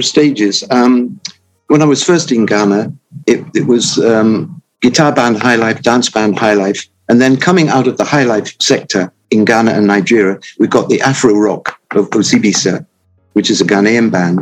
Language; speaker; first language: English; native; English